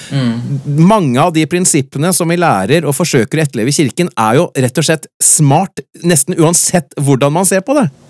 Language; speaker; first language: Norwegian; native; Norwegian